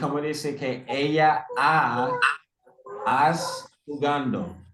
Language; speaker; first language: Spanish; non-native, fluent; English